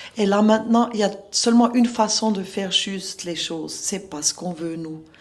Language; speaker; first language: French; non-native, local second language; Swiss German